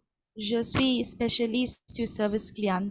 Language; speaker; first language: French; non-native, learner; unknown